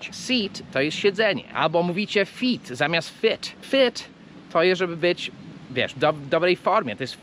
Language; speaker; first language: Polish; early bilingual, heritage; English